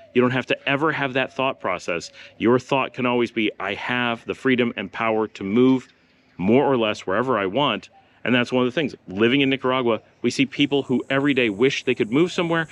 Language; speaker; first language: English; native; English